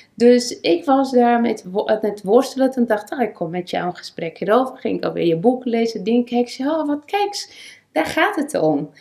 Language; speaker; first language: Dutch; non-native, fluent; Portuguese